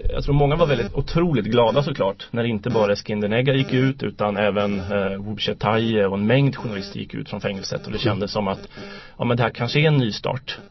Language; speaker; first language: Swedish; native; Swedish